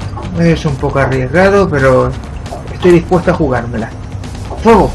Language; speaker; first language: Spanish; native; Spanish